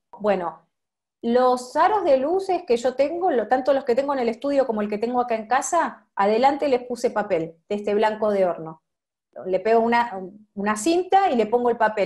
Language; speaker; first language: Spanish; native; Spanish